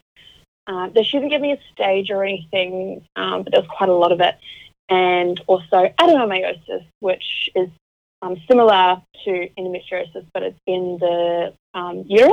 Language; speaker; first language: English; native; English